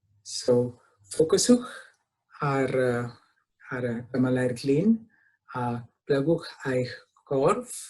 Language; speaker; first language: Welsh; non-native, fluent; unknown